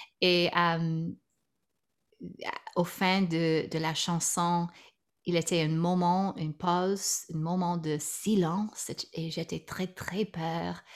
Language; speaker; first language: French; non-native, learner; English